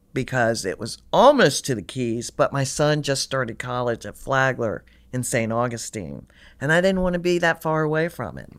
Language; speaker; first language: English; native; English